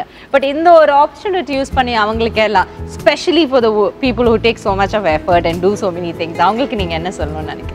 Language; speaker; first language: Tamil; native; Tamil